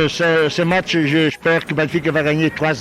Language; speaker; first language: French; non-native, learner; Portuguese